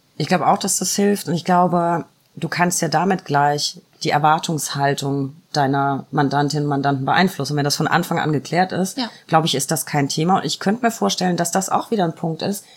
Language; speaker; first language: German; native; German